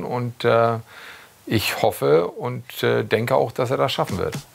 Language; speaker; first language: German; native; German